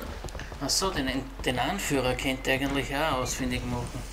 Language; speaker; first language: German; native; German